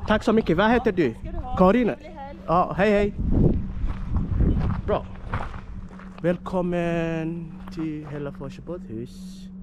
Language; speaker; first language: Swedish; non-native, learner; Somali